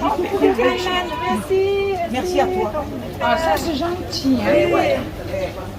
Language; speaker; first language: French; native; French